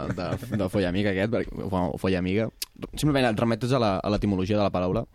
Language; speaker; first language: Catalan; non-native, local second language; Spanish